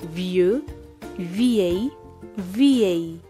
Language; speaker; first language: French; non-native, fluent; Hindi